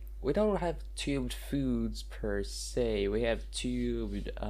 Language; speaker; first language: English; non-native, fluent; Norwegian